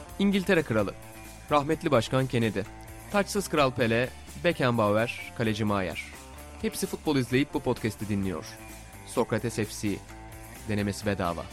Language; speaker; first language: Turkish; native; Turkish